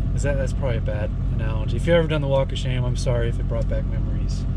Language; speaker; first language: English; native; English